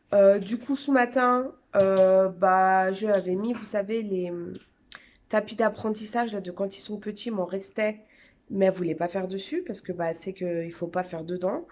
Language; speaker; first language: French; native; French